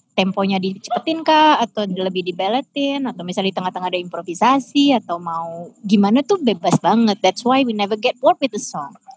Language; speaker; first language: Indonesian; native; Indonesian